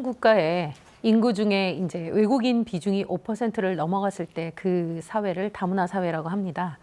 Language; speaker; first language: Korean; native; Korean